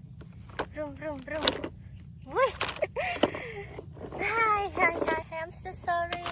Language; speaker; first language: English; non-native, learner; Indonesian